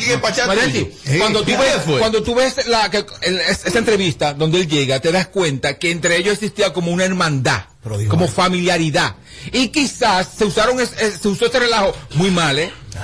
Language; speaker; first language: Spanish; native; Spanish